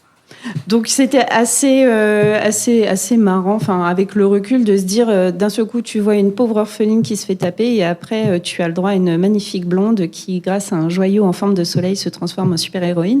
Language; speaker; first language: French; native; French